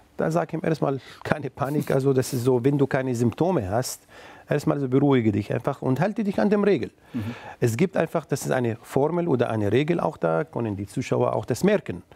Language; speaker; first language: German; non-native, fluent; Arabic